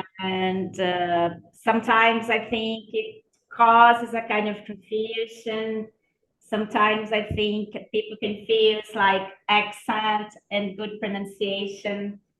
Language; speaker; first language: English; non-native, fluent; Portuguese